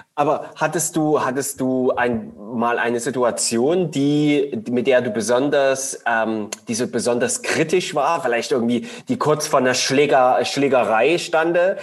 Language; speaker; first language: German; native; German